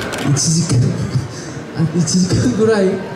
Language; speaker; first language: Japanese; non-native, learner; Korean